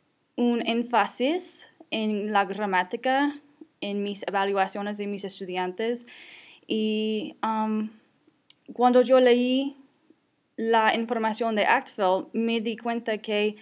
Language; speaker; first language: Spanish; non-native, fluent; English